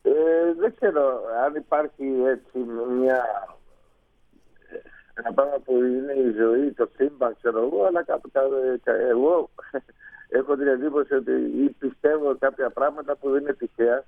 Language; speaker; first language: Greek; non-native, fluent; Spanish